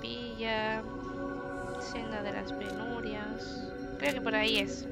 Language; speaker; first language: Spanish; native; Spanish